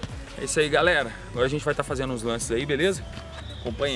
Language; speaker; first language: Portuguese; native; Portuguese